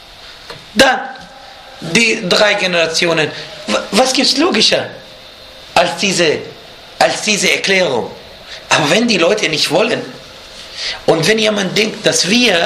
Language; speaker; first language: German; non-native, fluent; Arabic